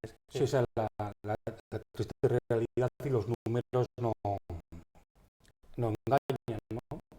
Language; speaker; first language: Spanish; native; Spanish